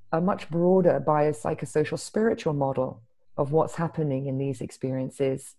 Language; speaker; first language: English; native; English